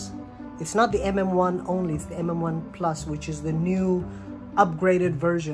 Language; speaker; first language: English; native; English